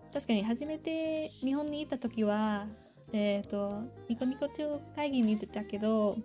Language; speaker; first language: Japanese; non-native, fluent; English